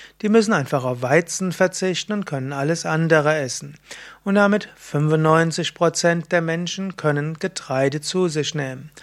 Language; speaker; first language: German; native; German